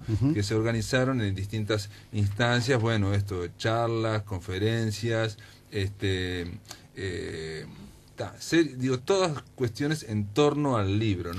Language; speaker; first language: Spanish; native; Spanish